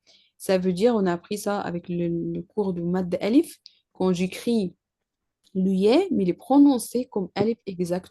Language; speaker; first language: French; non-native, learner; Arabic